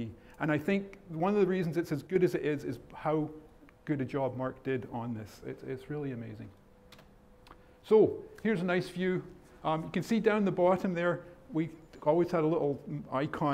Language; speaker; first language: English; native; English